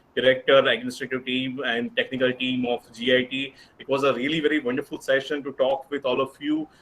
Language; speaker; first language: English; non-native, local second language; Gujarati